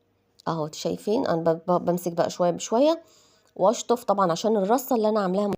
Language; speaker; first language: Arabic; native; Arabic